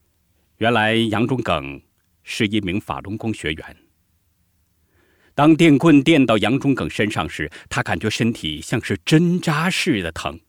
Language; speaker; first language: Chinese; native; Chinese